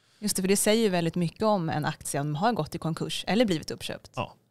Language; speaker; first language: Swedish; native; Swedish